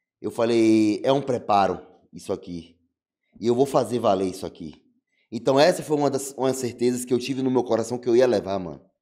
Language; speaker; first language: Portuguese; native; Portuguese